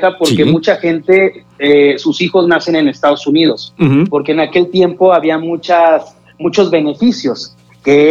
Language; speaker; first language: Spanish; native; Spanish